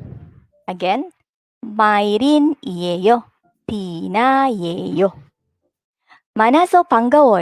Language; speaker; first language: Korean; non-native, fluent; Filipino